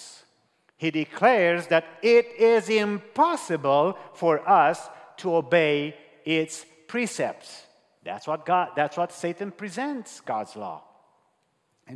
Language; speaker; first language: English; non-native, fluent; Romanian